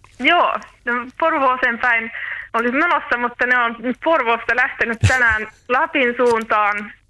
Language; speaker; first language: Finnish; native; Finnish